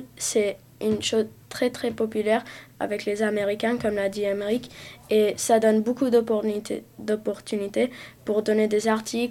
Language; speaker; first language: French; early bilingual, heritage; French